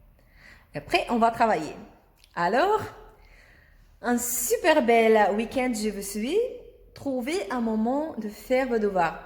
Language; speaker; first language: French; non-native, learner; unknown